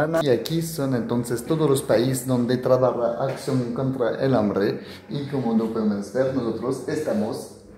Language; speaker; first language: Spanish; non-native, fluent; French